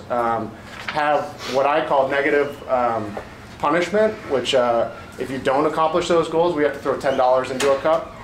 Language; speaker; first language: English; native; English